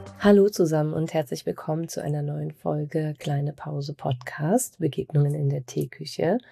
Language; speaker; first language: German; native; German